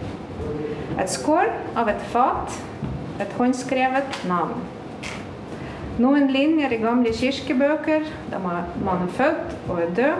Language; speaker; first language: Norwegian; non-native, fluent; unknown